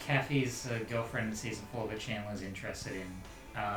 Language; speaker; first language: English; native; English